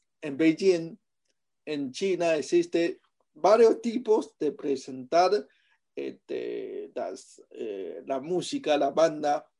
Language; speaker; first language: Spanish; non-native, fluent; Chinese